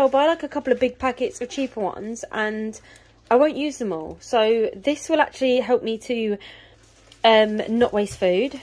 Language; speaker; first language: English; native; English